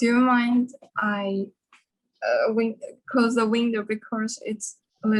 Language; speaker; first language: English; non-native, learner; Chinese